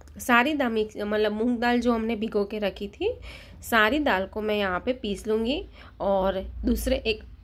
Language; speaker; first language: Hindi; non-native, local second language; Gujarati